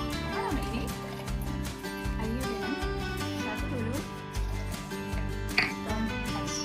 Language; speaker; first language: Indonesian; non-native, learner; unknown